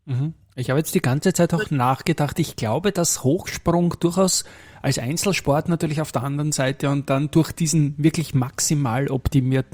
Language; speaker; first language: German; native; German